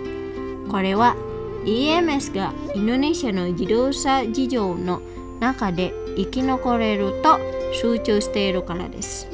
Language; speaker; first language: Japanese; non-native, fluent; Indonesian